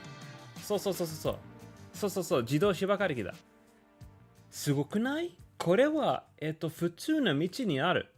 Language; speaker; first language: Japanese; non-native, learner; English